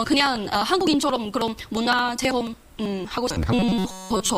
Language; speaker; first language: Korean; non-native, learner; Chinese